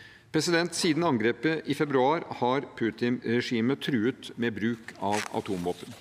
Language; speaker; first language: Norwegian; native; Norwegian